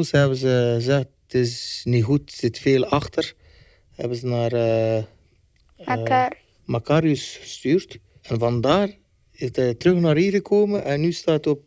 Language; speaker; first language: Dutch; early bilingual, other home language; Turkish